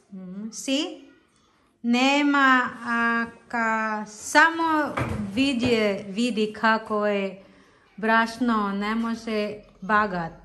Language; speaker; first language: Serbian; non-native, learner; Filipino